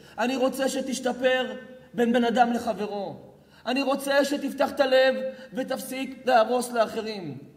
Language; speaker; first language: Hebrew; native; Hebrew